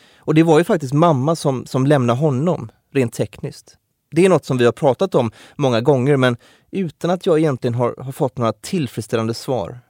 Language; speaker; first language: Swedish; native; Swedish